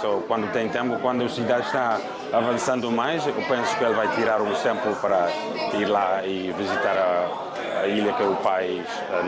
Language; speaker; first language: Portuguese; non-native, local second language; Kabuverdianu